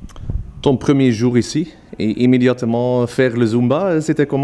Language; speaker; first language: French; non-native, learner; Dutch